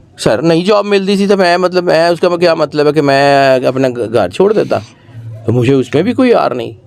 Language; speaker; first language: Urdu; non-native, local second language; Punjabi